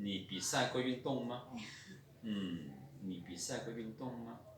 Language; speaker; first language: Chinese; non-native, fluent; Lao